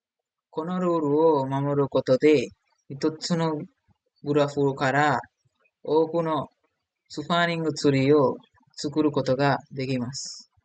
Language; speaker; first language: Japanese; non-native, learner; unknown